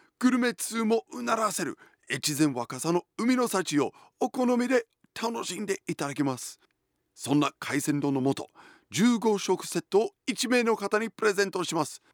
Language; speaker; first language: Japanese; non-native, fluent; English